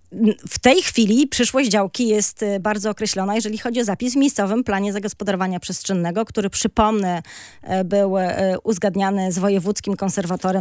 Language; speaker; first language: Polish; native; Polish